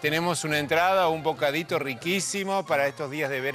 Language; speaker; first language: Spanish; native; Spanish